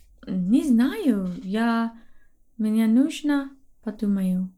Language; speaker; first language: Russian; non-native, learner; English